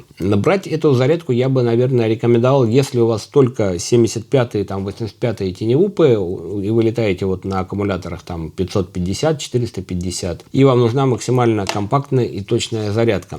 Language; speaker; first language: Russian; native; Russian